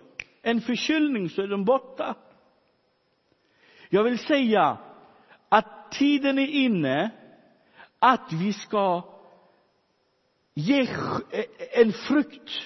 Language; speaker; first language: Swedish; non-native, fluent; Romany